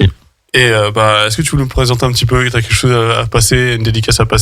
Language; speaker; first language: French; native; French